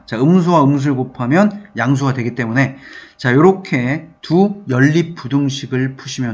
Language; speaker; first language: Korean; native; Korean